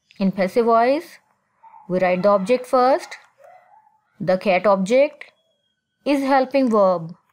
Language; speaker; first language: English; non-native, local second language; Urdu